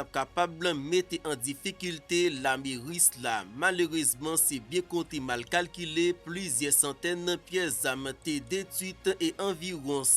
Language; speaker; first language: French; non-native, local second language; Haitian Creole